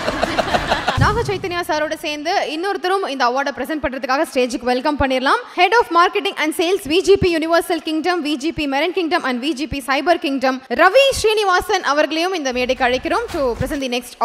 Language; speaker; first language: Tamil; native; Tamil